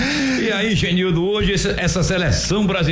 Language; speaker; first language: Portuguese; native; Portuguese